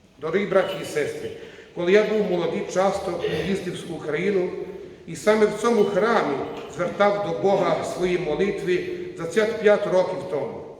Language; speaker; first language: Ukrainian; non-native, learner; Croatian